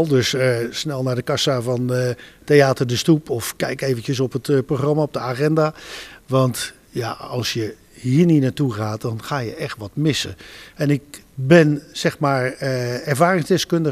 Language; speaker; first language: Dutch; native; Dutch